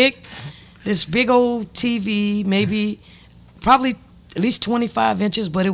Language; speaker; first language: English; native; English